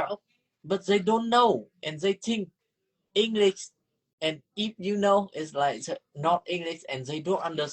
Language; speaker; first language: English; non-native, learner; Vietnamese